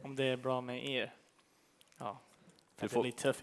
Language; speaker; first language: Swedish; early bilingual, heritage; English